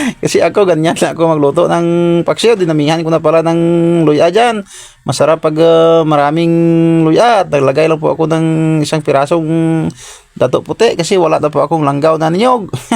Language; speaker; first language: Filipino; non-native, local second language; Hiligaynon